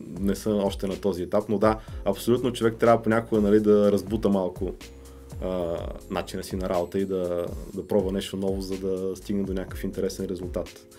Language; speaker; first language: Bulgarian; native; Bulgarian